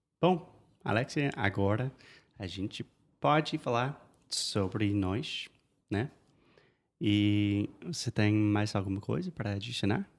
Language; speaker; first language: Portuguese; non-native, fluent; English